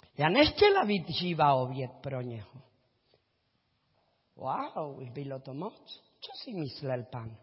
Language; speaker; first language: Czech; non-native, learner; Spanish